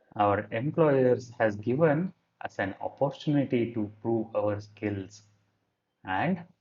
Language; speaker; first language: English; non-native, local second language; Kannada